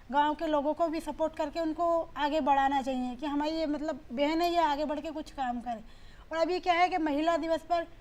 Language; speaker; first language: Hindi; native; Hindi